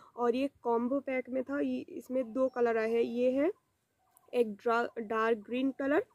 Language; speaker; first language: Hindi; non-native, local second language; Bangla